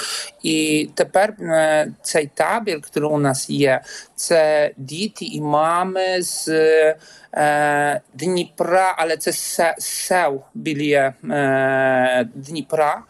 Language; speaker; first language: Ukrainian; non-native, learner; Polish